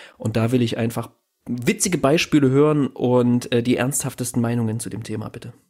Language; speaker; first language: German; native; German